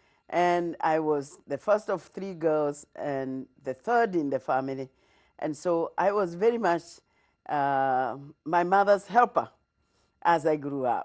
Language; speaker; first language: English; non-native, local second language; Kikuyu